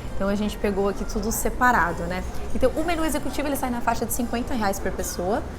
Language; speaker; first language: Portuguese; native; Portuguese